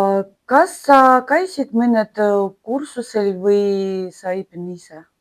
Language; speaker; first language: Estonian; non-native, learner; Russian